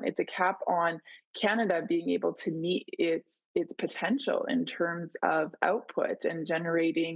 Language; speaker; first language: English; native; English